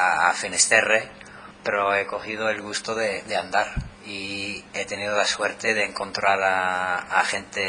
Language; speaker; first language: Spanish; non-native, fluent; English